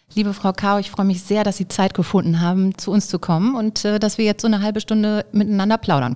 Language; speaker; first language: German; native; German